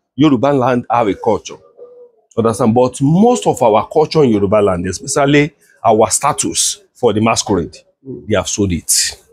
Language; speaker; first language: English; non-native, local second language; Yoruba